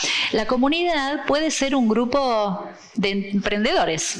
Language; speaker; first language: Spanish; non-native, fluent; Portuguese